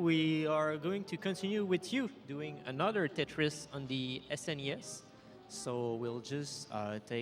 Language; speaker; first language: English; native; English